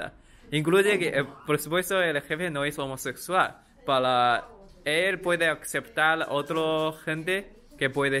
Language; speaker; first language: Spanish; non-native, learner; Chinese